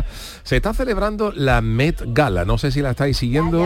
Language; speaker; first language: Spanish; native; Spanish